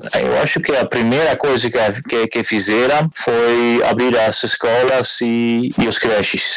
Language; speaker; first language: Portuguese; non-native, fluent; Dutch